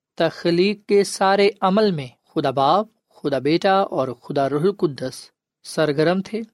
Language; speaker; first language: Urdu; non-native, local second language; Punjabi